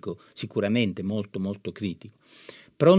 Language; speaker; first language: Italian; native; Italian